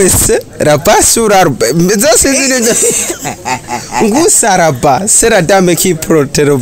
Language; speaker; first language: French; non-native, learner; Rundi